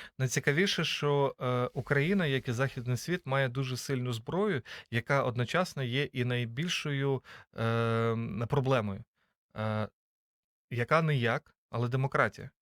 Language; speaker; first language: Ukrainian; native; Ukrainian